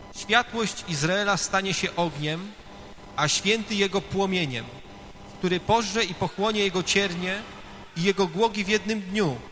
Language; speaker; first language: Polish; native; Polish